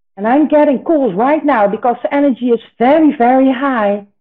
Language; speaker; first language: English; non-native, fluent; Dutch